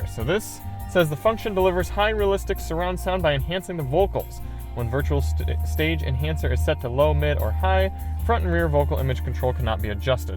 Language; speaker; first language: English; native; English